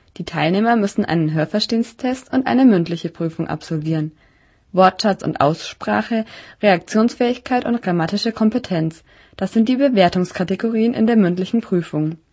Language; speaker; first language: German; native; German